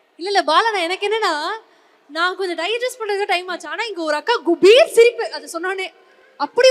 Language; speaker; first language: Tamil; native; Tamil